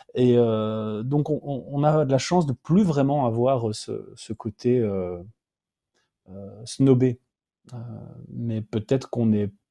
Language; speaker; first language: French; native; French